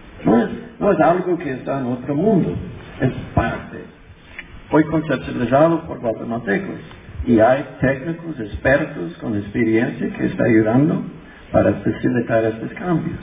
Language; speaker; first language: Spanish; non-native, fluent; English